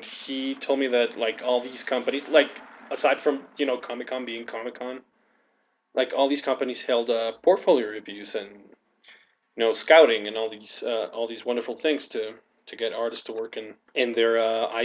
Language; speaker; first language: English; non-native, fluent; Spanish